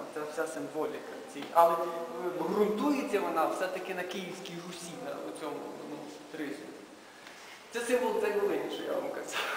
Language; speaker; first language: Ukrainian; native; Ukrainian